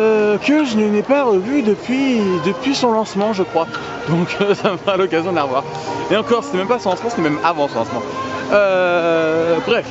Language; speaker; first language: French; native; French